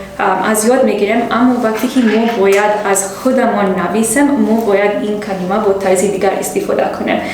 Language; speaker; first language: Persian; non-native, learner; English